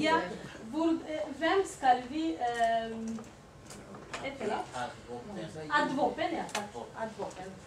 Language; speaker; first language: Norwegian; non-native, learner; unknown